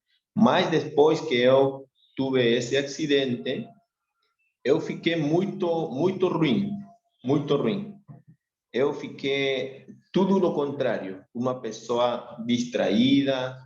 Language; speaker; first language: Portuguese; non-native, learner; Spanish